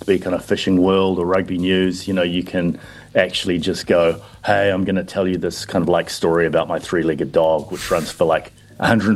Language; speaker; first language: English; native; English